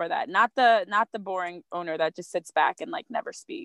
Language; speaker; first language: English; native; English